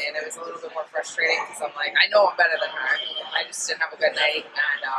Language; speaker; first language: English; native; English